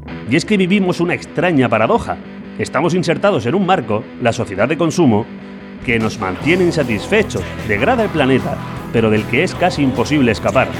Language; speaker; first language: Spanish; native; Spanish